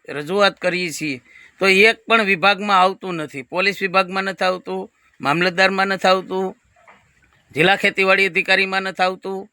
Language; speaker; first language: Gujarati; native; Gujarati